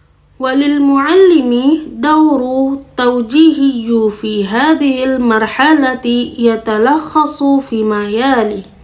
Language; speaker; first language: Arabic; non-native, learner; Indonesian